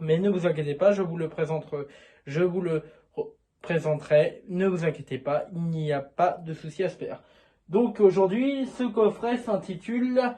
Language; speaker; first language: French; native; French